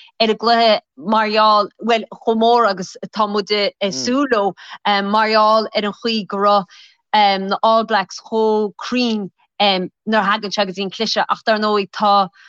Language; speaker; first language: Irish; native; Irish